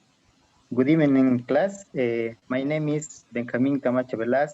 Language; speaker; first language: English; non-native, learner; Spanish